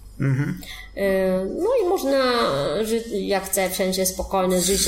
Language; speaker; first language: Polish; non-native, fluent; Vietnamese